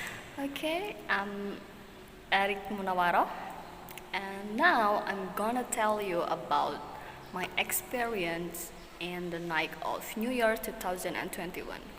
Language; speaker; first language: English; non-native, learner; Indonesian